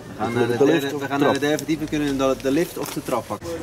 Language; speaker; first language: Dutch; native; Dutch